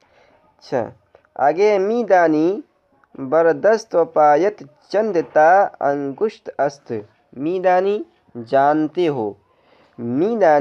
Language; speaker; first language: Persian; non-native, fluent; Urdu